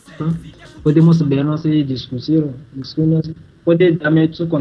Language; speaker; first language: Spanish; non-native, local second language; Ewe